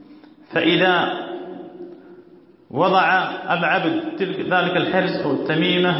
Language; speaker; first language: Arabic; native; Arabic